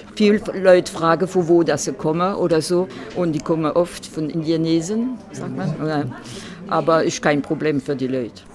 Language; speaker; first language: German; non-native, local second language; Swiss German